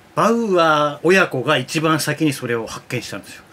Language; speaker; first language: Japanese; native; Japanese